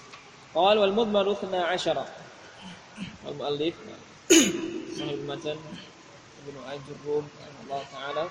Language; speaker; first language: Arabic; non-native, fluent; Indonesian